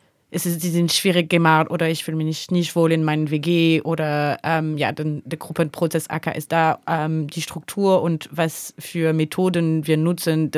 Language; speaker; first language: German; non-native, learner; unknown